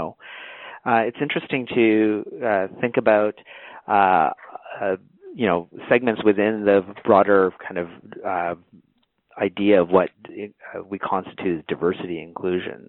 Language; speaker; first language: English; native; English